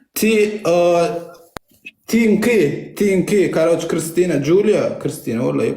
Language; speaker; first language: Russian; non-native, learner; Turkmen